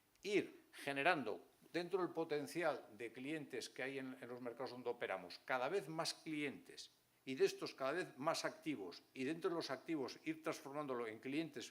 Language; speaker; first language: Spanish; native; Spanish